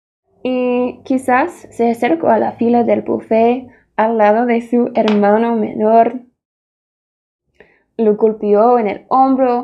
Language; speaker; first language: Spanish; non-native, fluent; English